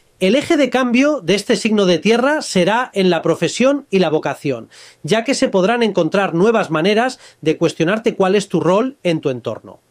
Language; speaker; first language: Spanish; native; Spanish